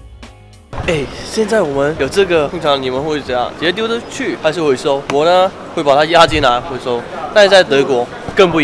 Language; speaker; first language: Chinese; non-native, local second language; Cantonese